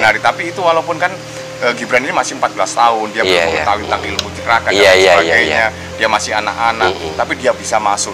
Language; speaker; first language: Indonesian; native; Indonesian